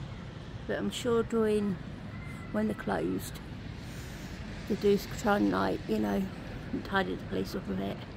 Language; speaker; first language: English; native; English